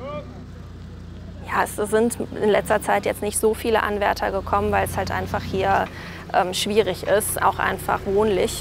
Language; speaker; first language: German; native; German